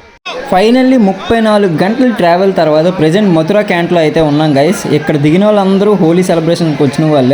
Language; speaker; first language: Telugu; native; Telugu